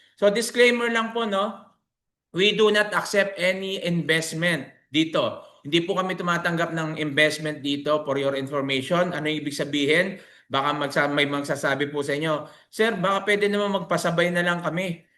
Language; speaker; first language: Filipino; native; Filipino